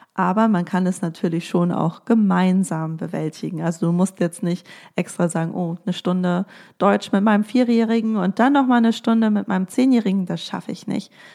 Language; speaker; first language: German; native; German